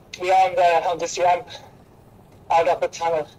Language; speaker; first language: English; non-native, learner; German